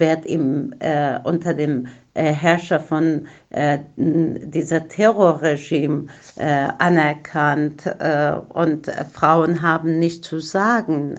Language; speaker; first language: German; non-native, fluent; Persian